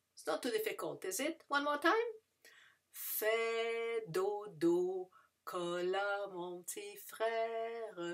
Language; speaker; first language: English; non-native, fluent; French